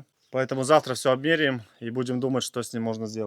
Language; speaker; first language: Russian; native; Russian